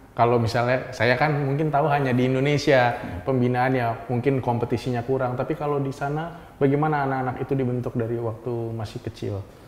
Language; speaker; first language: Indonesian; native; Indonesian